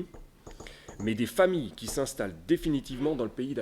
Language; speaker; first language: French; native; French